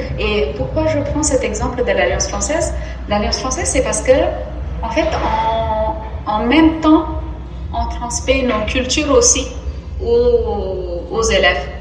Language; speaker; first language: French; non-native, fluent; Tamil